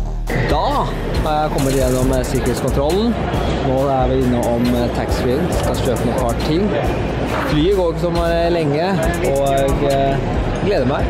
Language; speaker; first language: Norwegian; native; Norwegian